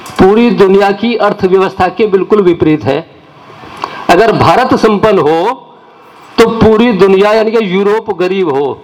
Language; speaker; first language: Hindi; native; Hindi